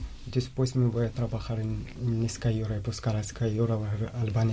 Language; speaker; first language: Spanish; non-native, learner; Arabic